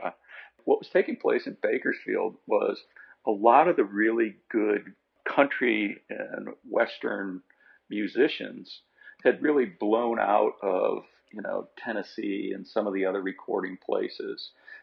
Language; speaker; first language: English; native; English